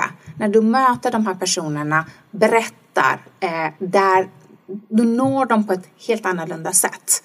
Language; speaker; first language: Swedish; non-native, fluent; Persian